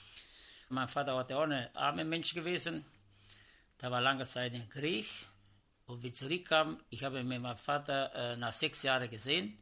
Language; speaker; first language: German; non-native, learner; Italian